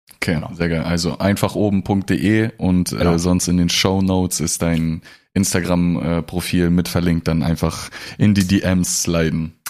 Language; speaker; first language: German; non-native, fluent; Russian